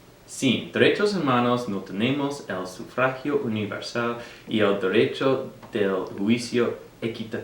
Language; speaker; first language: Spanish; non-native, learner; English